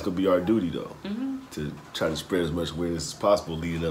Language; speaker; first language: English; native; English